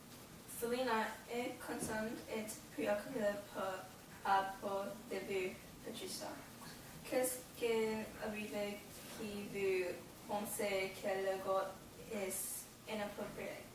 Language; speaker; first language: French; non-native, learner; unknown